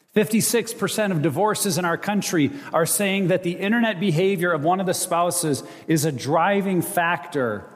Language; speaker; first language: English; native; English